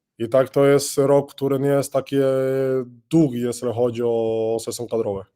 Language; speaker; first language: Polish; non-native, learner; Spanish